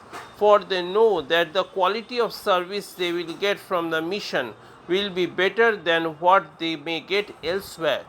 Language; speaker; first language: English; non-native, local second language; Bangla